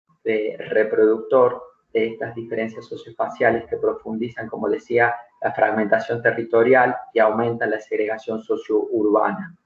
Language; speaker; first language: Spanish; native; Spanish